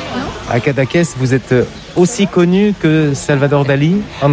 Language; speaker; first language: French; native; French